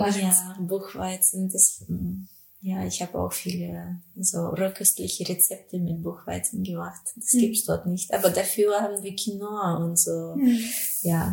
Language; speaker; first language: German; non-native, fluent; Russian